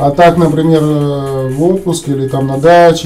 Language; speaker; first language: Russian; native; Russian